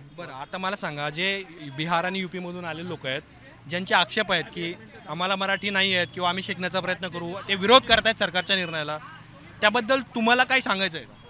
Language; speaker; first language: Marathi; native; Marathi